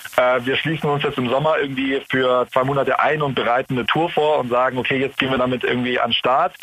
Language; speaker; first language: German; native; German